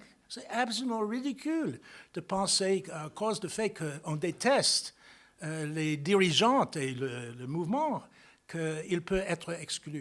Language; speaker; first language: French; non-native, fluent; English